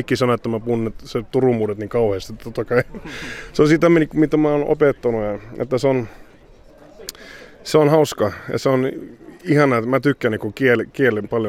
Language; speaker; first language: Finnish; early bilingual, heritage; Finnish